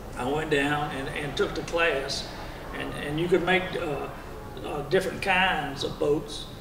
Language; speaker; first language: English; native; English